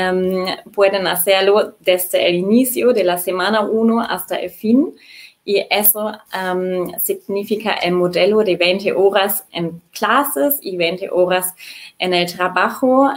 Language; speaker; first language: Spanish; non-native, fluent; German